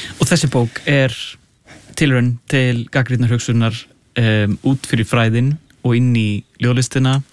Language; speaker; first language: Icelandic; native; Icelandic